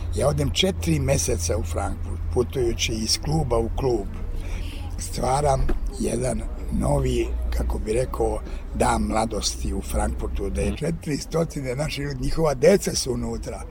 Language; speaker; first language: Serbian; native; Serbian